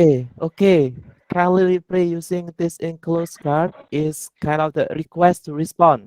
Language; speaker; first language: English; non-native, learner; Indonesian